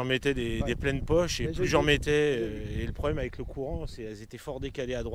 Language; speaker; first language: French; native; French